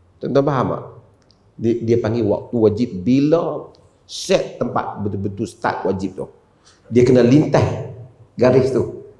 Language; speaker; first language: Malay; native; Malay